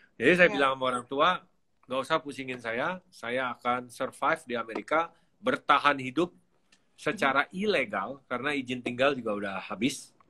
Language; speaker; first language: Indonesian; native; Indonesian